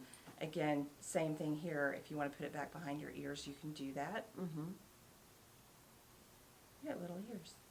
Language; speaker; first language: English; native; English